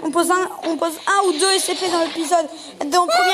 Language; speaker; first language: French; native; French